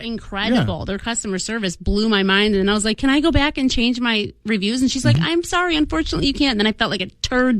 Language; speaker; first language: English; native; English